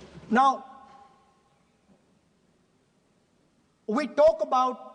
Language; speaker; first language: English; non-native, local second language; Hindi